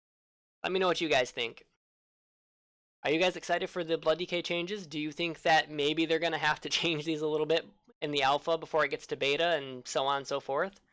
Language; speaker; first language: English; native; English